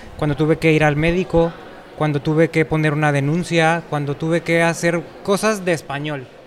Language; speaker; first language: Spanish; native; Spanish